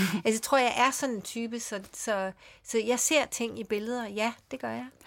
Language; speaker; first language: Danish; early bilingual, other home language; Swedish